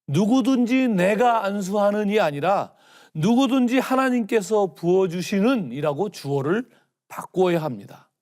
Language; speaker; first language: Korean; native; Korean